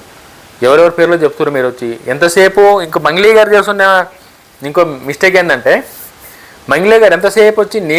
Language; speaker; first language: Telugu; native; Telugu